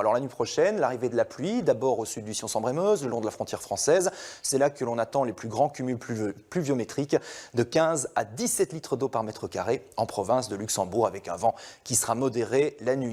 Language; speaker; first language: French; native; French